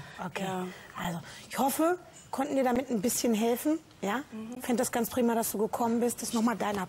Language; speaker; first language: German; native; German